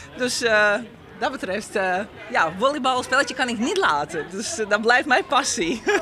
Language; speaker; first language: Dutch; non-native, fluent; Latvian